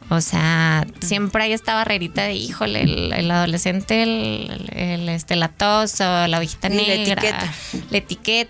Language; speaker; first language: Spanish; native; Spanish